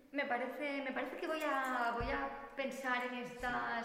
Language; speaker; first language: Spanish; native; Spanish